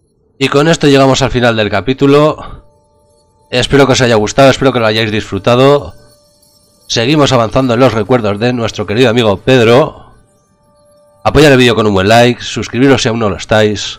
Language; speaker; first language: Spanish; native; Spanish